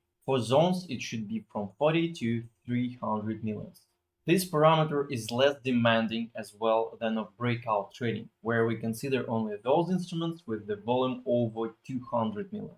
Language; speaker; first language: English; non-native, fluent; Russian